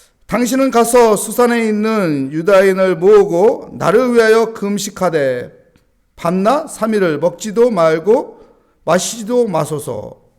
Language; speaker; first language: Korean; native; Korean